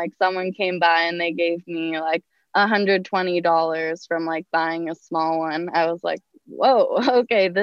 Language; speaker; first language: English; native; English